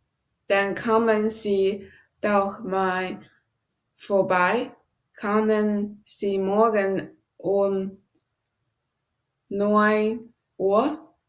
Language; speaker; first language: German; non-native, learner; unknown